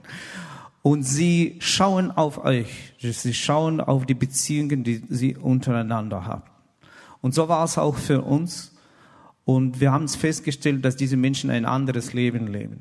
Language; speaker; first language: German; non-native, fluent; Russian